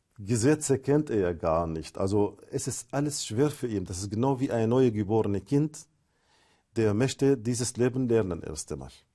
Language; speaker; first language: German; non-native, fluent; Arabic